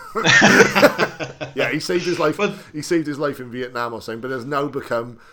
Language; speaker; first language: English; native; English